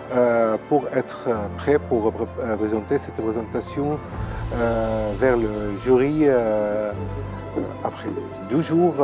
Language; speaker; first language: French; non-native, fluent; Arabic